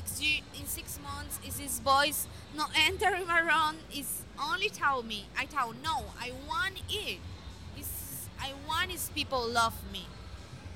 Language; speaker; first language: English; non-native, learner; Spanish